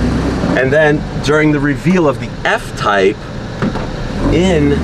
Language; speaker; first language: English; native; English